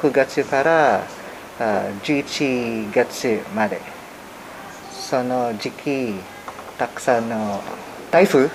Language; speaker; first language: Japanese; non-native, learner; Hiligaynon